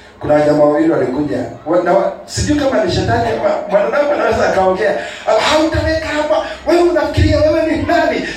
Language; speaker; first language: Swahili; non-native, local second language; Kikuyu